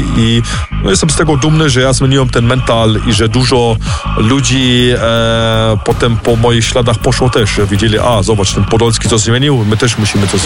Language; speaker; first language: Polish; early bilingual, heritage; German